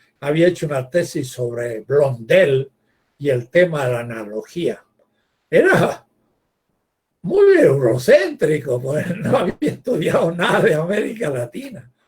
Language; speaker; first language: Spanish; native; Spanish